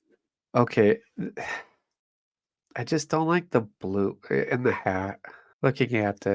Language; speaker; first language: English; native; English